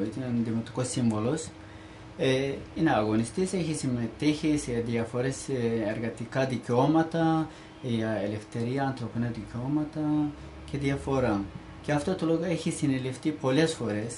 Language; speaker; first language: Greek; non-native, learner; Turkish